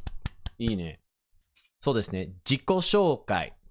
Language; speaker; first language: Japanese; non-native, fluent; English